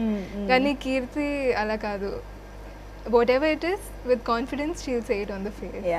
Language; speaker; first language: Telugu; non-native, fluent; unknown